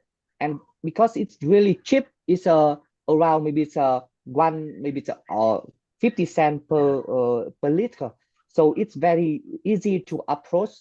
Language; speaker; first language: English; non-native, fluent; Vietnamese